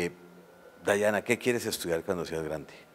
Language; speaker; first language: Spanish; native; Spanish